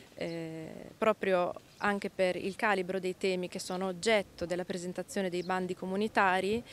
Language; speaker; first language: Italian; native; Italian